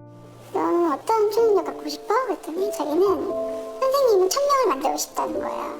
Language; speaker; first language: Korean; native; Korean